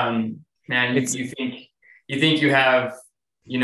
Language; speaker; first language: English; native; English